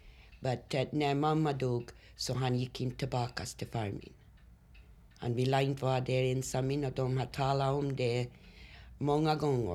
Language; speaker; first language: Swedish; early bilingual, heritage; Swedish